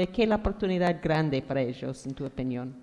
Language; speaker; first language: Spanish; non-native, fluent; English